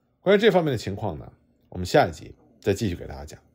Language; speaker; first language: Chinese; native; Chinese